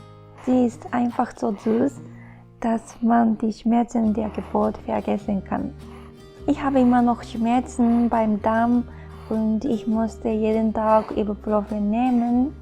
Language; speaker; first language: German; non-native, fluent; Japanese